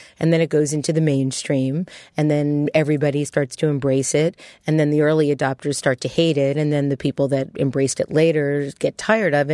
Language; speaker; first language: English; native; English